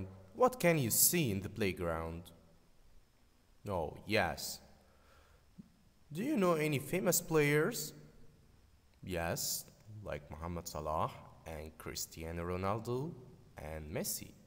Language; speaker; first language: English; non-native, fluent; Arabic